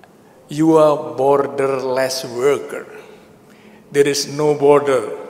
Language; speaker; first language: English; non-native, learner; Indonesian